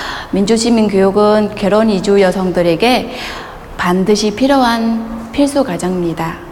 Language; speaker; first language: Korean; non-native, fluent; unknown